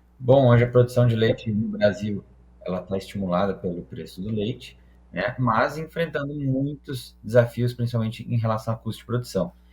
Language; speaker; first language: Portuguese; non-native, fluent; Hebrew